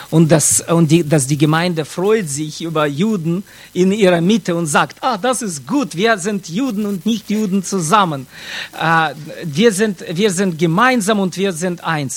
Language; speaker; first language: German; non-native, fluent; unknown